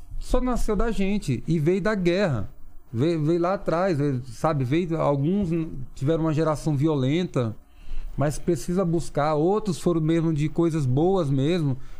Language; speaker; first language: Portuguese; non-native, local second language; Kayapó